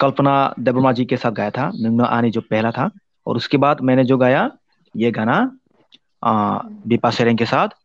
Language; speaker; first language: Hindi; non-native, local second language; Kok Borok